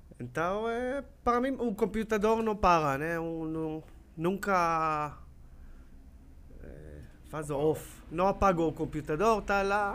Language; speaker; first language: Portuguese; non-native, learner; Hebrew